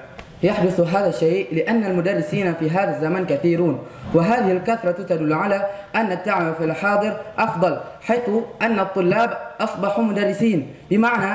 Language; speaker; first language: Arabic; non-native, learner; Indonesian